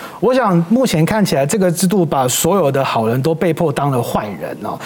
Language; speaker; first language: Chinese; native; Chinese